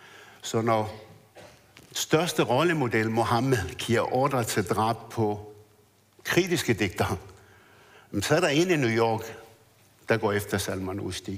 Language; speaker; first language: Danish; early bilingual, other home language; Arabic